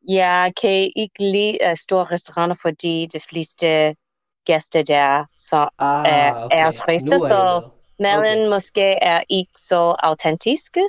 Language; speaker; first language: Danish; non-native, learner; English